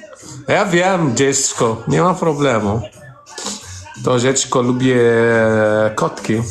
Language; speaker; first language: Polish; non-native, learner; Arabic